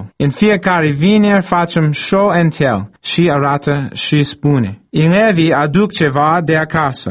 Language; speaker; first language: Romanian; non-native, fluent; English